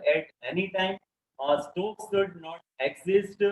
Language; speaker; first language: English; non-native, local second language; Gujarati